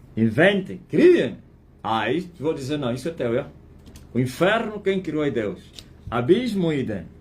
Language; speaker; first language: Portuguese; native; Portuguese